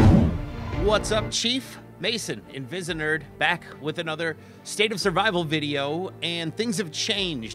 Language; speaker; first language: English; native; English